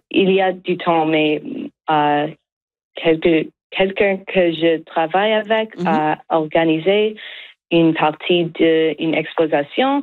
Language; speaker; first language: French; non-native, learner; English